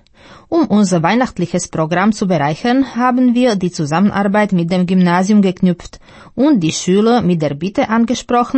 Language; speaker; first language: German; non-native, fluent; Slovak